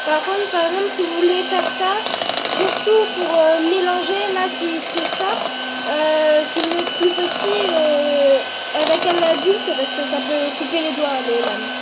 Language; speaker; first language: French; native; French